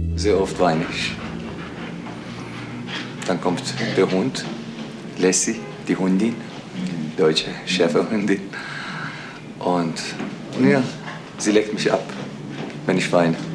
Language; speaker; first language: German; non-native, fluent; Persian